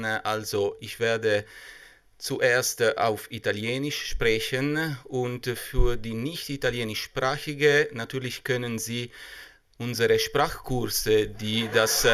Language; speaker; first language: German; non-native, fluent; Italian